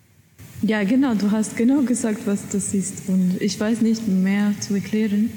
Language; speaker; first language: German; non-native, learner; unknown